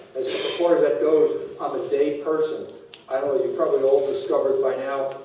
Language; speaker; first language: English; native; English